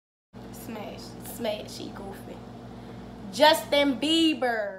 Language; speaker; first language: English; native; English